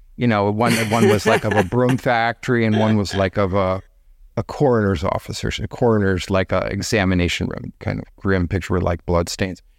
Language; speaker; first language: English; native; English